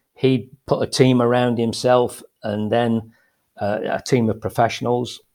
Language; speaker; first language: English; native; English